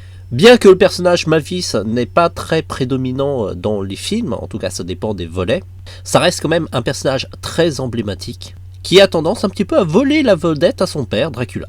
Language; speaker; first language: French; native; French